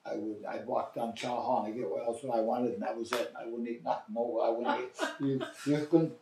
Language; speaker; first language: English; native; English